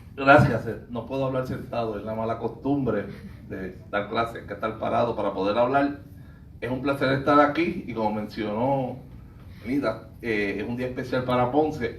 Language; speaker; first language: Spanish; native; Spanish